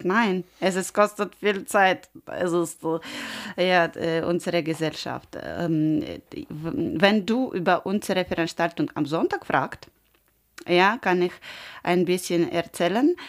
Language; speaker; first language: German; non-native, learner; Ukrainian